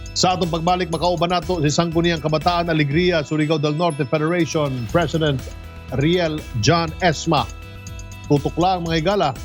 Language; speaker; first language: Cebuano; native; Cebuano